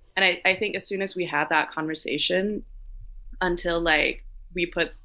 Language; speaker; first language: English; non-native, fluent; Danish